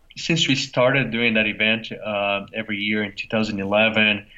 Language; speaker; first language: English; non-native, fluent; Portuguese